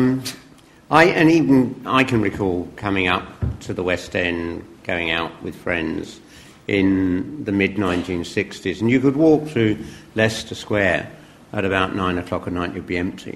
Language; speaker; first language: English; native; English